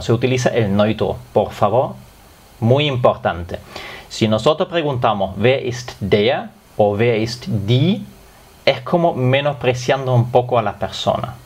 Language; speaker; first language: Spanish; non-native, fluent; German